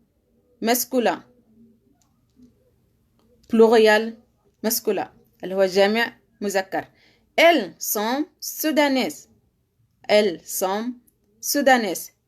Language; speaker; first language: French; non-native, learner; Arabic